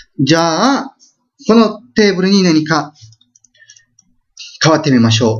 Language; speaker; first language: Japanese; non-native, fluent; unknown